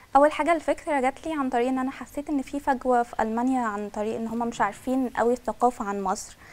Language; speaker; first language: Arabic; native; Arabic